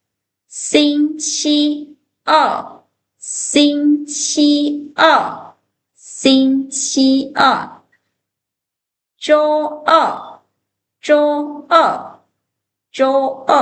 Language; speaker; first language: Chinese; non-native, fluent; Lao